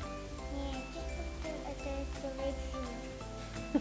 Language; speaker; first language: Russian; non-native, learner; Tajik